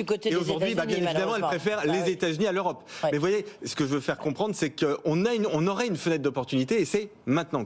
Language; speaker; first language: French; native; French